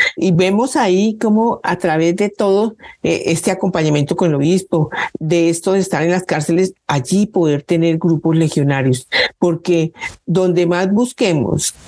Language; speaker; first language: Spanish; native; Spanish